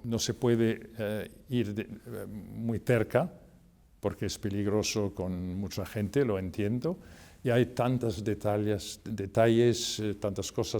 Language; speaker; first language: Spanish; non-native, fluent; French